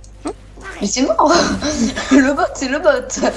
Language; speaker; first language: French; native; French